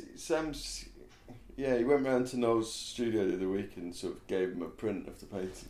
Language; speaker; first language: English; native; English